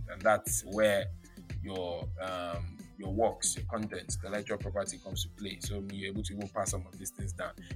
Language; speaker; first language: English; non-native, local second language; Yoruba